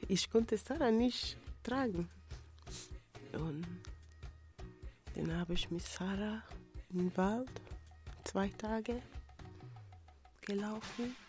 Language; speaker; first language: German; non-native, learner; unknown